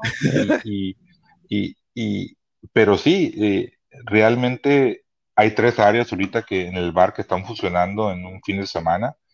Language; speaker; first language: Spanish; early bilingual, heritage; Spanish